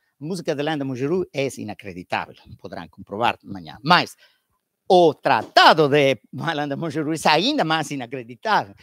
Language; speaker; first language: Portuguese; non-native, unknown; Italian